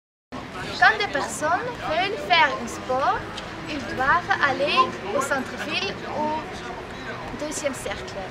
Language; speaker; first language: French; non-native, learner; Dutch